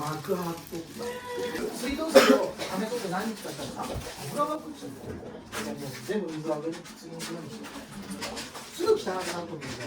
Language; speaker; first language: Japanese; native; Japanese